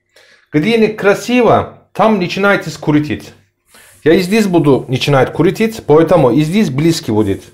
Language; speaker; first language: Russian; non-native, learner; Turkish